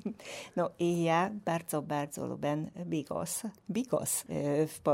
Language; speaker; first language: Polish; non-native, learner; Hungarian